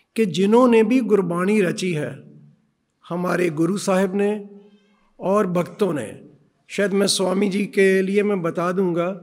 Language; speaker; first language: Hindi; non-native, local second language; Punjabi